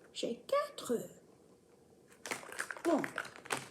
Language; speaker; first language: French; non-native, fluent; English